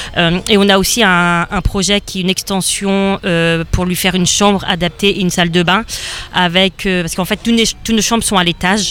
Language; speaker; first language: French; native; French